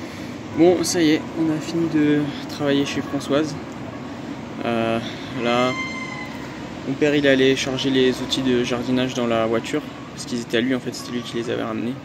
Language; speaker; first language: French; native; French